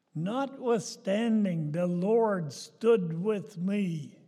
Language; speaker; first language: English; native; English